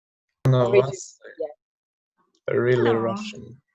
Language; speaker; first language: English; non-native, learner; Russian